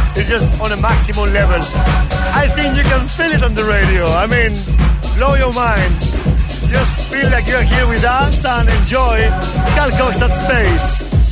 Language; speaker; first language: English; non-native, fluent; Spanish